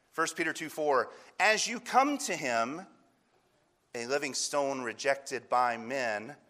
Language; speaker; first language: English; native; English